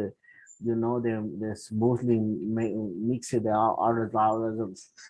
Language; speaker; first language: English; non-native, learner; Spanish